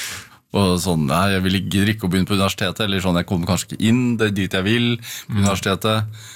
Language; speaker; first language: Norwegian; native; Norwegian